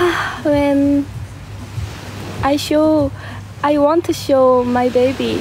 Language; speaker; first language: English; non-native, learner; Thai